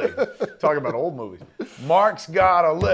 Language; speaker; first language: English; native; English